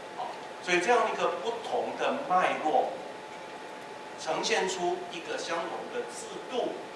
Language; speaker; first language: Chinese; native; Chinese